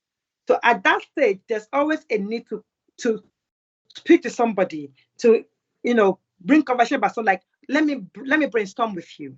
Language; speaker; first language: English; non-native, local second language; Yoruba